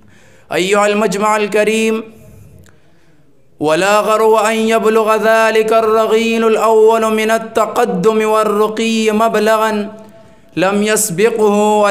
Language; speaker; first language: Arabic; non-native, fluent; Urdu